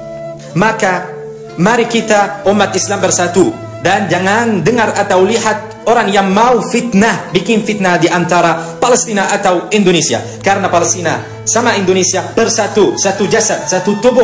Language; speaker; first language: Indonesian; non-native, fluent; Arabic